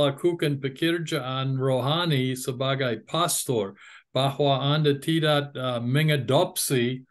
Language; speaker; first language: Indonesian; non-native, fluent; English